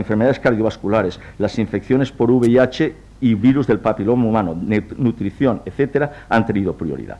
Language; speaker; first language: Spanish; native; Spanish